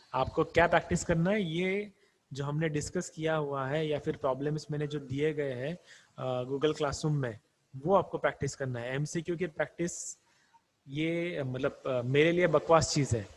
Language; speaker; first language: Hindi; non-native, local second language; Marathi